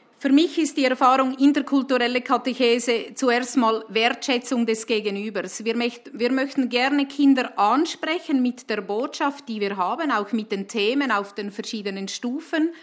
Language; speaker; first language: German; native; German